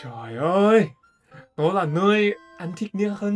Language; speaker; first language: Vietnamese; non-native, fluent; Chinese